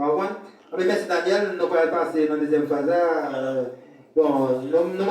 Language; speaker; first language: French; non-native, learner; Haitian Creole